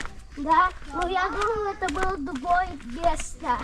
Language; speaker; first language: Russian; early bilingual, heritage; Russian